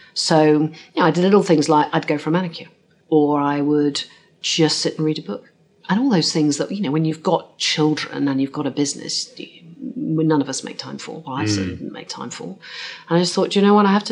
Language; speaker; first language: English; native; English